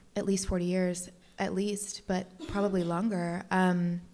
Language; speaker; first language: English; native; English